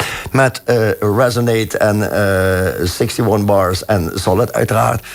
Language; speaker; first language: Dutch; native; Dutch